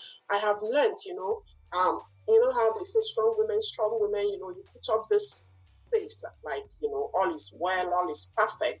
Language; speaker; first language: English; non-native, local second language; Igbo